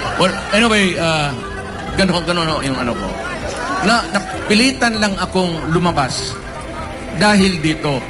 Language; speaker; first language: Filipino; non-native, local second language; Cebuano